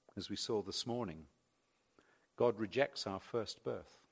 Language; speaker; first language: English; native; English